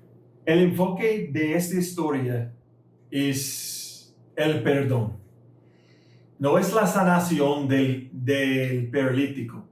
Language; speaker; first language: Spanish; non-native, fluent; English